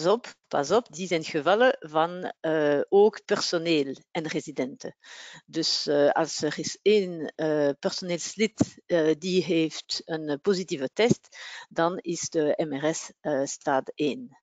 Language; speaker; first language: Dutch; non-native, local second language; French